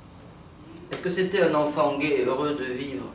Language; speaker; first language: French; native; French